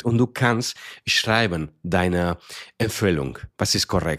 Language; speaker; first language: German; non-native, fluent; Spanish